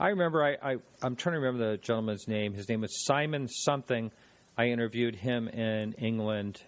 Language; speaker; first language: English; native; English